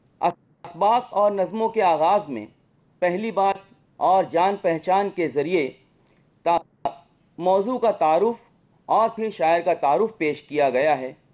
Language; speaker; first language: Urdu; native; Urdu